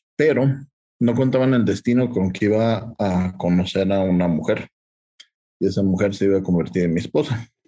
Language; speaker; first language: Spanish; native; Spanish